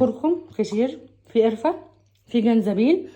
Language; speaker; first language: Arabic; native; Arabic